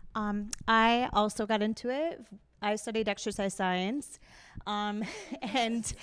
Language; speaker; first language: English; native; English